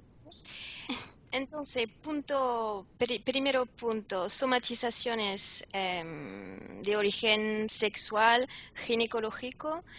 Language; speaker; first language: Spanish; non-native, fluent; French